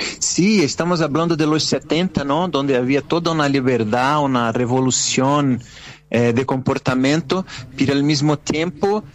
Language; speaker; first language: Spanish; non-native, fluent; Portuguese